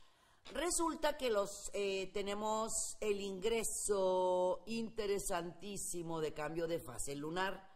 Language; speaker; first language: Spanish; native; Spanish